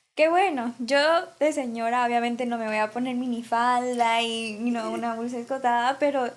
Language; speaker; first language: Spanish; early bilingual, heritage; Spanish